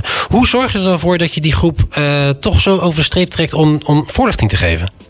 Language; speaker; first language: Dutch; native; Dutch